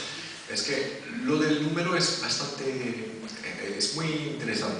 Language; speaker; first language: Spanish; non-native, fluent; French